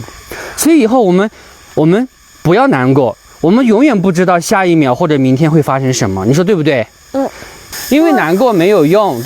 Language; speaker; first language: Chinese; native; Chinese